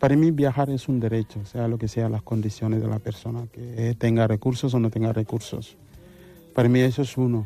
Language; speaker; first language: Spanish; non-native, fluent; Wolof